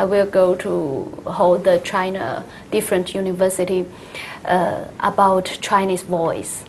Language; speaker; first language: English; non-native, learner; Chinese